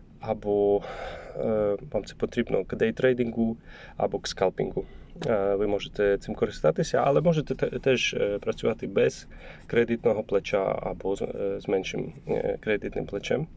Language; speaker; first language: Ukrainian; non-native, learner; Polish